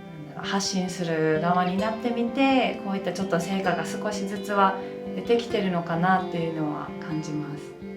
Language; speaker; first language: Japanese; native; Japanese